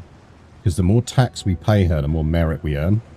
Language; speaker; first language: English; native; English